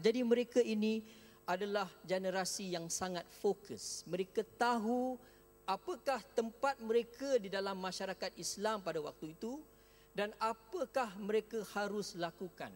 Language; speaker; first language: Malay; native; Malay